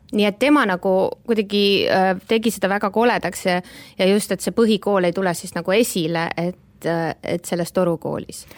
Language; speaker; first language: Estonian; native; Estonian